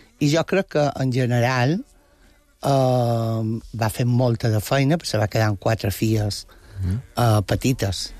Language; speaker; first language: Catalan; non-native, local second language; Spanish